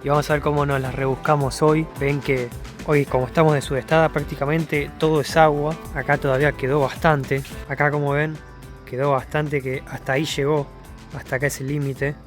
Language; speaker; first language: Spanish; native; Spanish